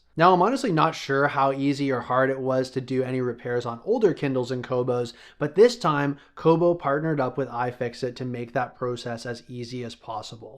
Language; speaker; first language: English; native; English